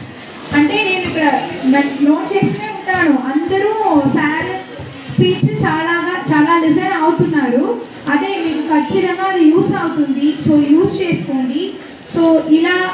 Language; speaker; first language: Telugu; non-native, local second language; Tamil